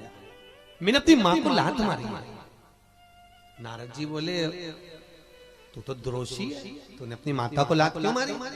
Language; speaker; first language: Hindi; native; Hindi